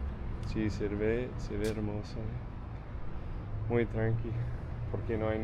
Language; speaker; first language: Spanish; non-native, fluent; English